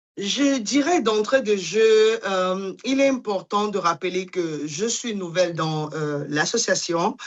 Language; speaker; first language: French; non-native, local second language; Duala